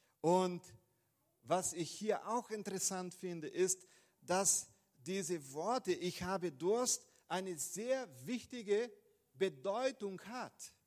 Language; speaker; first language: German; non-native, fluent; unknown